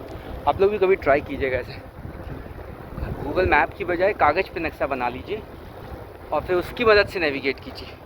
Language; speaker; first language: Hindi; native; Hindi